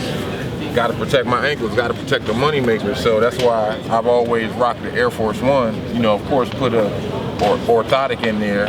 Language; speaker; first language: English; native; English